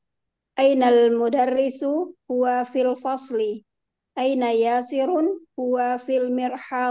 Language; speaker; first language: Arabic; non-native, learner; Indonesian